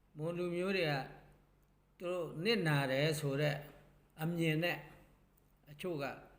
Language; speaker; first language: Burmese; non-native, local second language; Mon